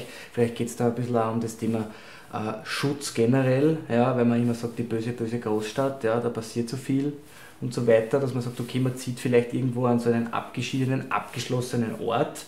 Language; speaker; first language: German; native; German